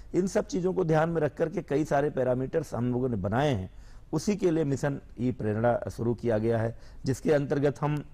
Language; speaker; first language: Hindi; native; Hindi